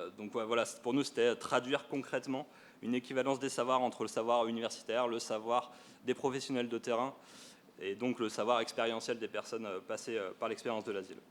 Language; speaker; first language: French; native; French